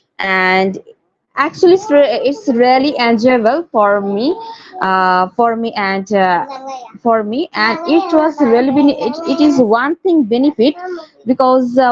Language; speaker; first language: English; non-native, learner; Bangla